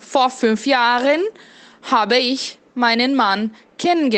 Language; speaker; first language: German; non-native, fluent; Portuguese